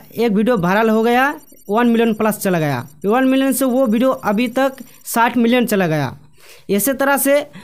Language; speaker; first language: Hindi; non-native, local second language; Bangla